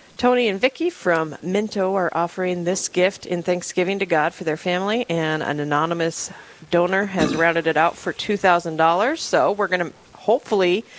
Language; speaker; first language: English; native; English